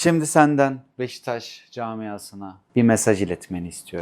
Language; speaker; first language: Turkish; native; Turkish